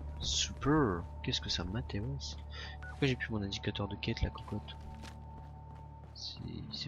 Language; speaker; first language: French; native; French